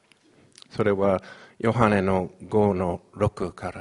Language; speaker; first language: Japanese; non-native, fluent; Chinese